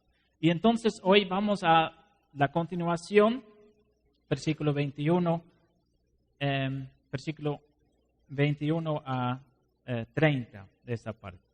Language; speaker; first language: Spanish; non-native, fluent; Dutch